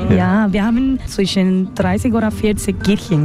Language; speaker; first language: German; non-native, learner; Spanish